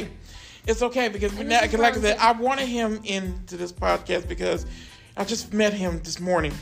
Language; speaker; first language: English; native; English